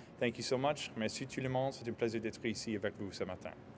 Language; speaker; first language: French; non-native, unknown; English